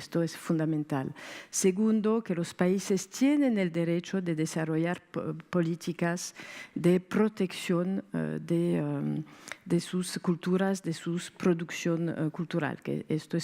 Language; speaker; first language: Spanish; non-native, fluent; French